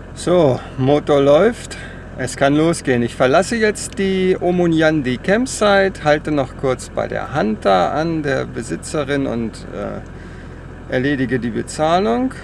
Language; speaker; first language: German; native; German